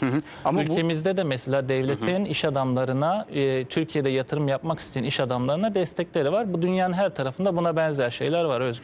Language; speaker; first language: Turkish; native; Turkish